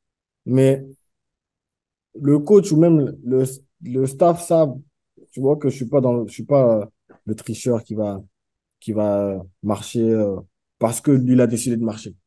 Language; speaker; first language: French; native; French